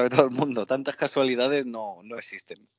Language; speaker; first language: Spanish; native; Spanish